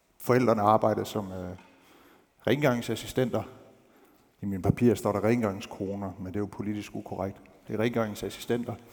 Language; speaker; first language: Danish; native; Danish